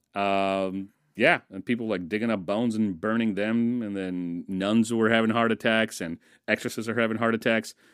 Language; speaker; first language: English; early bilingual, other home language; Russian